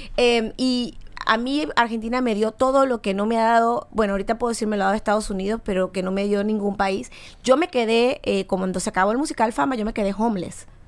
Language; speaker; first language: Spanish; native; Spanish